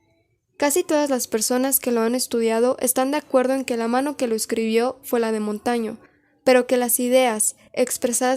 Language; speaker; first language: Spanish; native; Spanish